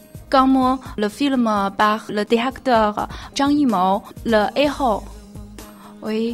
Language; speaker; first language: French; non-native, learner; Chinese